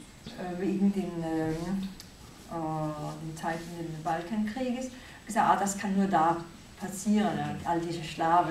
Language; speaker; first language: German; non-native, fluent; Danish